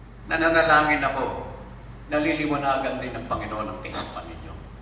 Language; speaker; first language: Filipino; native; Filipino